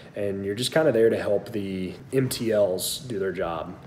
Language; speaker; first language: English; native; English